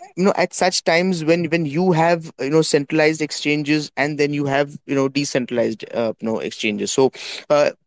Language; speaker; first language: English; non-native, local second language; Hindi